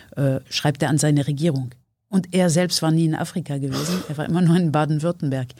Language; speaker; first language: German; non-native, fluent; French